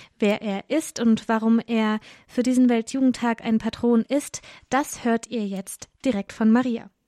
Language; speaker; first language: German; native; German